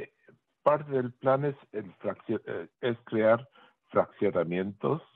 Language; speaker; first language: Spanish; early bilingual, heritage; Spanish